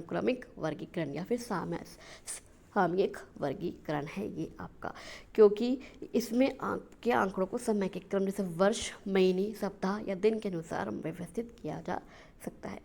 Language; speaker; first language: Hindi; native; Hindi